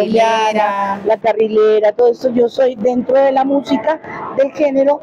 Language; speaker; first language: Spanish; native; Spanish